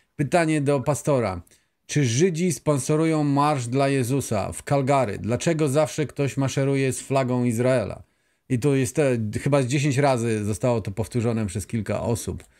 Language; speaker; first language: Polish; native; Polish